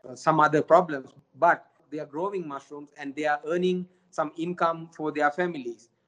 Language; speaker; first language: English; non-native, local second language; Sinhala